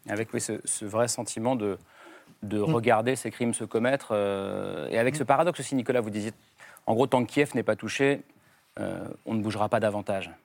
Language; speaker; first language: French; native; French